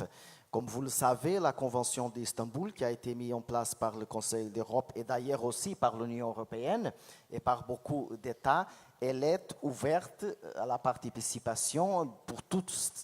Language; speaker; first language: French; non-native, fluent; Portuguese